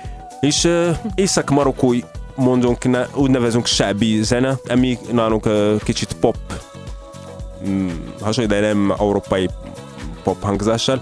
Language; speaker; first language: Hungarian; non-native, learner; Arabic